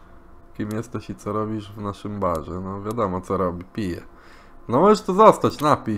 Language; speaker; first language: Polish; native; Polish